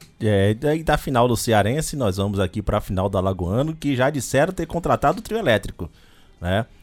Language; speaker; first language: Portuguese; native; Portuguese